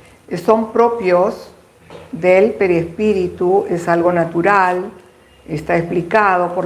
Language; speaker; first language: Spanish; native; Spanish